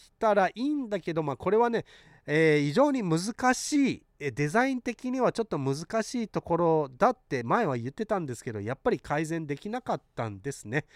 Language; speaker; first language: Japanese; early bilingual, heritage; Japanese